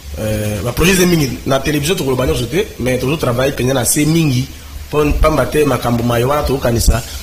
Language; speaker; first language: Lingala; native; Lingala